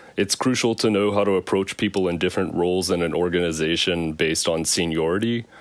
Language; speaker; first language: English; native; English